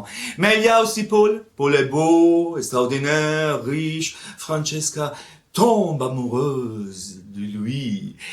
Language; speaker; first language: French; non-native, fluent; Italian